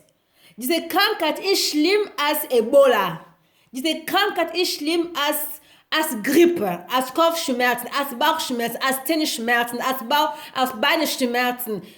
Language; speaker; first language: German; non-native, learner; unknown